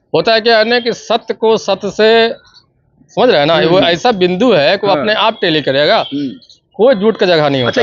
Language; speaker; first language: Hindi; native; Hindi